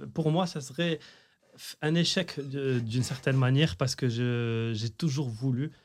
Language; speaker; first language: French; non-native, local second language; Arabic